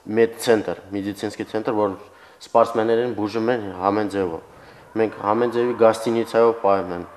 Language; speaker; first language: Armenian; early bilingual, heritage; Armenian